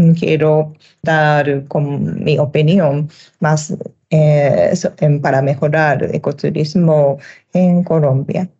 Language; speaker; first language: Spanish; non-native, learner; Japanese